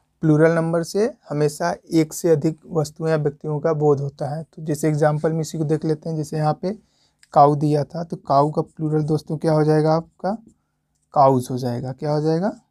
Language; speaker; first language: Hindi; native; Hindi